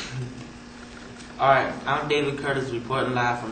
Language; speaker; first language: English; native; English